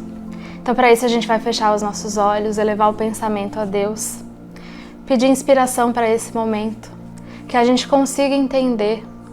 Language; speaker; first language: Portuguese; native; Portuguese